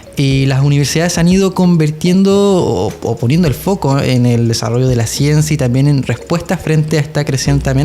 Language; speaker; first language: Spanish; native; Spanish